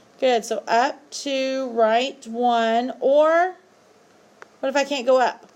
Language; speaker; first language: English; native; English